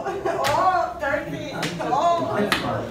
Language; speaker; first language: English; non-native, learner; Turkish